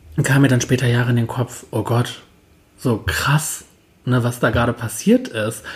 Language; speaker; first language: German; early bilingual, other home language; Turkish